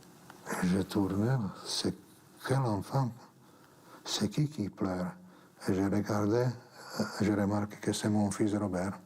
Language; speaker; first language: French; non-native, fluent; Slovak